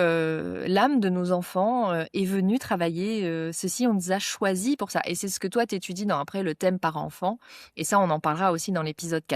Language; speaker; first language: French; native; French